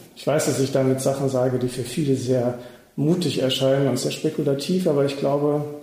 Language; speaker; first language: German; native; German